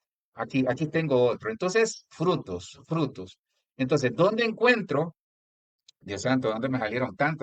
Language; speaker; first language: Spanish; native; Spanish